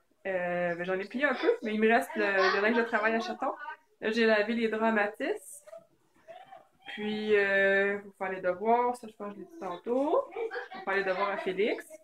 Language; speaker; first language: French; native; French